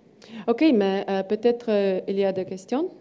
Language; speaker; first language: French; non-native, learner; Estonian